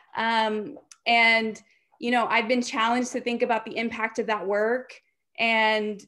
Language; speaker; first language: English; native; English